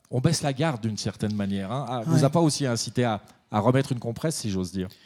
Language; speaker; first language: French; native; French